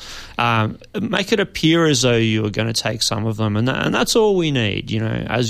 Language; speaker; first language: English; native; English